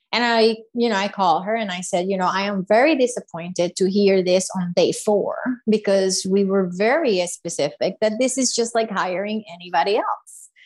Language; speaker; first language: English; non-native, fluent; Spanish